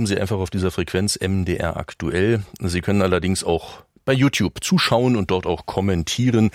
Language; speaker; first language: German; native; German